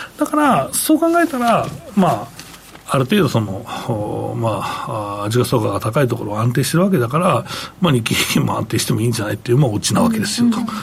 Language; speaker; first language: Japanese; native; Japanese